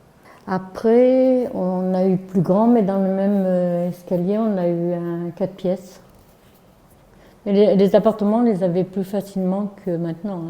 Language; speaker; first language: French; native; French